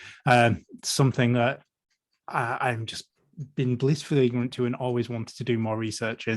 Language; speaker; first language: English; native; English